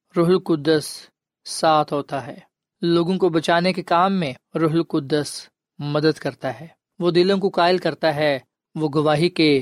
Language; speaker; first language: Urdu; non-native, local second language; Punjabi